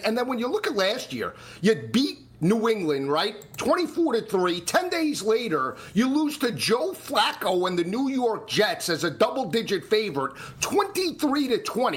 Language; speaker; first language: English; native; English